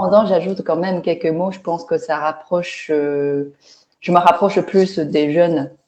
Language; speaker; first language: French; non-native, fluent; Chinese